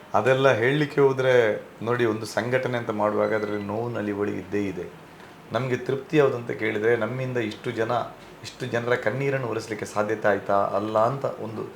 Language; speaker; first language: Kannada; non-native, local second language; Tulu